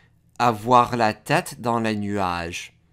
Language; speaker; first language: French; non-native, fluent; English